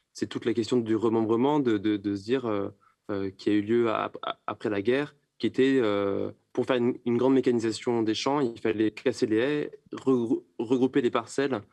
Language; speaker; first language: French; native; French